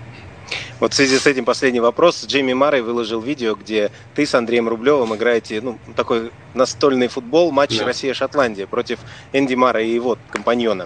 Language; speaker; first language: Russian; native; Russian